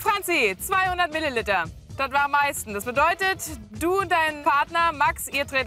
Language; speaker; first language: German; native; German